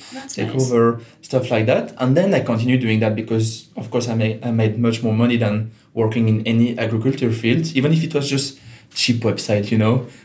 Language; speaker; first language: English; non-native, fluent; French